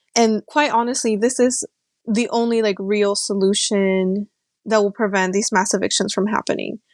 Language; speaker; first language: English; native; English